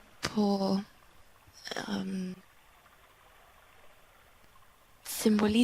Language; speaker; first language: French; non-native, learner; English